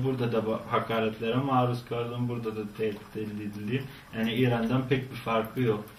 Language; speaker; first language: Turkish; non-native, fluent; Persian